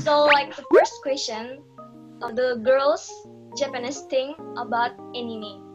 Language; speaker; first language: English; non-native, learner; Indonesian